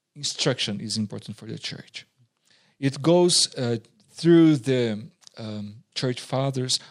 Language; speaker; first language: English; non-native, fluent; Portuguese